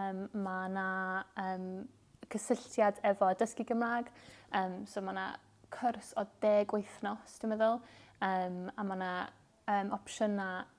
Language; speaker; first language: Welsh; non-native, local second language; English